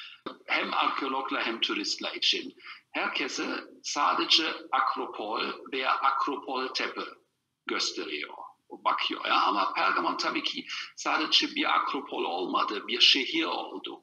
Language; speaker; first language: Turkish; non-native, learner; German